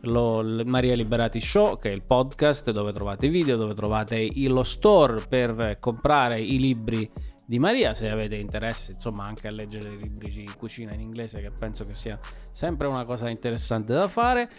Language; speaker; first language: Italian; native; Italian